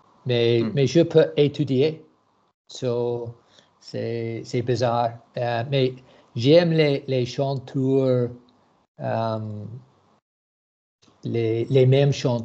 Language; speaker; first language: French; non-native, learner; English